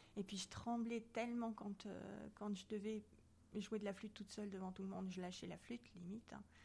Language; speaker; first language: French; native; French